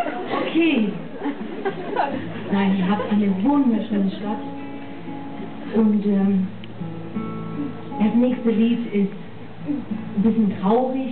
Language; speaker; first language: German; non-native, fluent; English